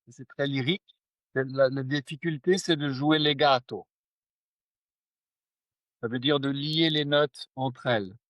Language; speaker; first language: French; non-native, fluent; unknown